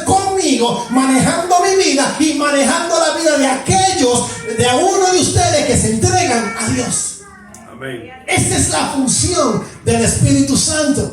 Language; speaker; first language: Spanish; native; Spanish